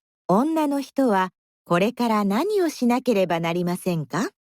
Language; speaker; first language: Japanese; non-native, learner; Indonesian